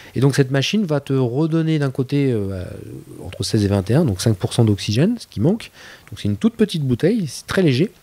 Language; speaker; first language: French; native; French